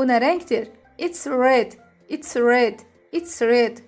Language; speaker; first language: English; non-native, fluent; Azerbaijani